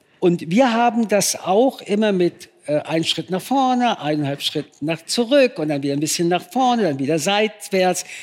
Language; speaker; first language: German; early bilingual, other home language; Polish